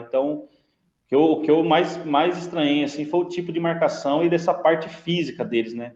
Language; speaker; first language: Portuguese; native; Portuguese